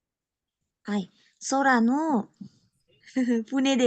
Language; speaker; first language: Japanese; non-native, learner; Indonesian